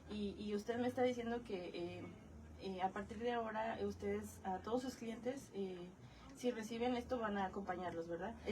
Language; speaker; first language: Spanish; native; Spanish